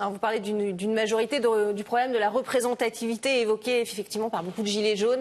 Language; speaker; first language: French; native; French